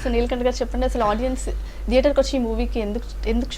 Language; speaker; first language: Telugu; native; Telugu